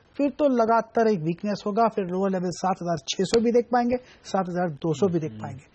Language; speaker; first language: Hindi; non-native, local second language; Gujarati